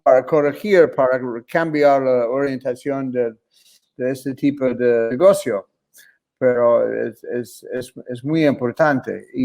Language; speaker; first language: Spanish; non-native, fluent; English